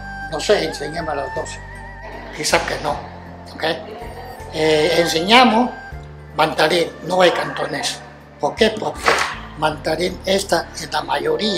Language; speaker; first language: Spanish; non-native, fluent; Chinese